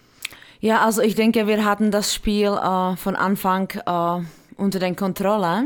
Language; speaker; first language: German; non-native, fluent; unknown